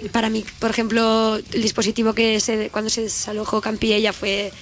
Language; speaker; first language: Spanish; non-native, local second language; Catalan